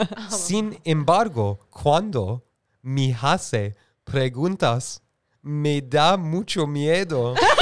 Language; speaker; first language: Spanish; non-native, learner; English